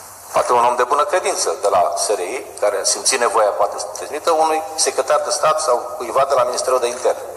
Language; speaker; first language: Romanian; native; Romanian